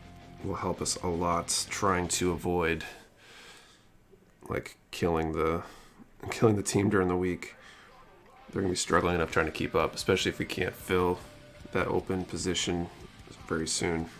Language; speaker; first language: English; native; English